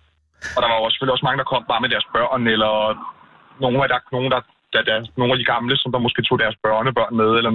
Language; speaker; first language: Danish; native; Danish